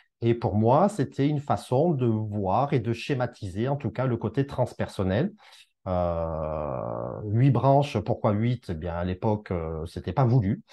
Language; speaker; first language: French; native; French